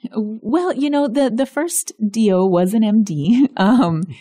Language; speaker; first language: English; early bilingual, other home language; Spanish